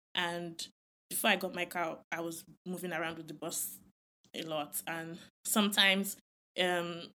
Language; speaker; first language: English; non-native, local second language; Yoruba